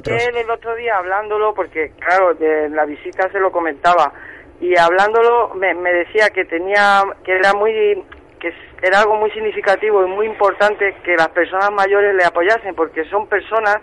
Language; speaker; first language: Spanish; native; Spanish